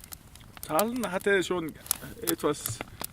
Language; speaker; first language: German; non-native, fluent; Mongolian